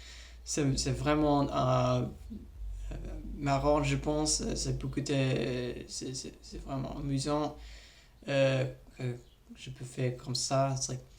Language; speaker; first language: French; non-native, learner; English